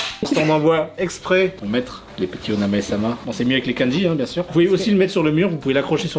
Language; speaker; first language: French; native; French